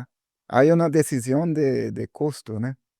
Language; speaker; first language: Spanish; non-native, learner; Portuguese